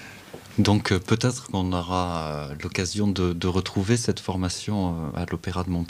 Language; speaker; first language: French; native; French